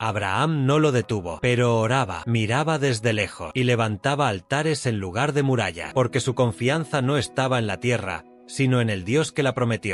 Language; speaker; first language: Spanish; native; Spanish